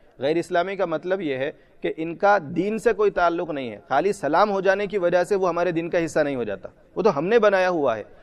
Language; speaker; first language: Urdu; native; Urdu